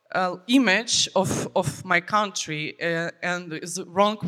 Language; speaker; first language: English; non-native, fluent; Ukrainian